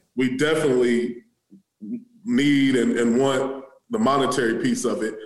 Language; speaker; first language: English; native; English